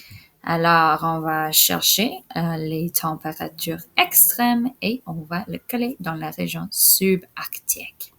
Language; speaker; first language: French; non-native, local second language; English